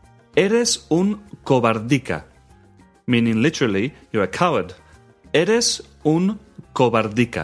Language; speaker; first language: Spanish; native; Spanish